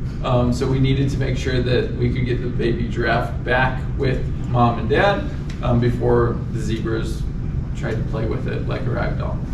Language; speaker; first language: English; native; English